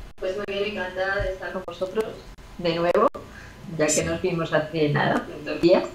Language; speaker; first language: Spanish; native; Spanish